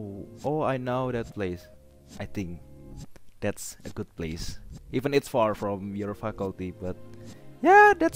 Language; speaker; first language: English; non-native, learner; Indonesian